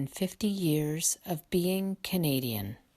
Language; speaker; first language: English; native; English